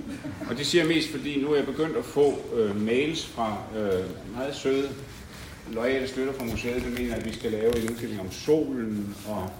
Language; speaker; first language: Danish; native; Danish